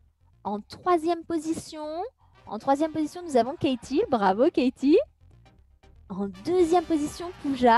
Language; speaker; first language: French; native; French